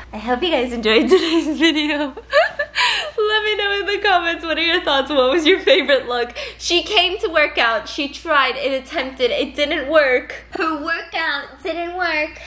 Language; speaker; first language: English; early bilingual, other home language; Korean